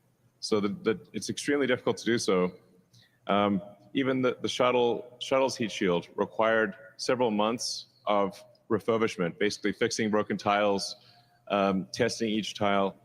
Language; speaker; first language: English; native; English